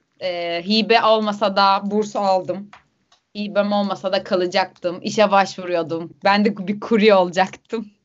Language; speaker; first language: Turkish; native; Turkish